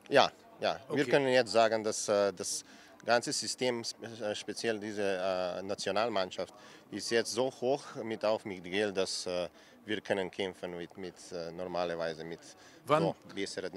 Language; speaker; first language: German; non-native, learner; Slovenian